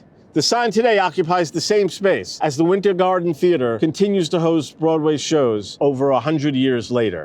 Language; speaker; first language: English; native; English